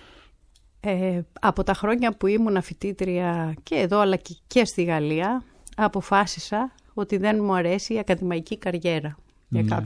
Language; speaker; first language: Greek; native; Greek